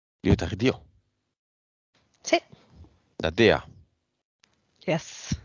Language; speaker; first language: Italian; native; Italian